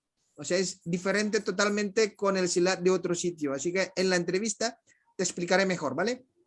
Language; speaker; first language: Spanish; non-native, fluent; Indonesian